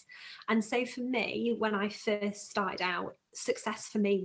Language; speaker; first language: English; native; English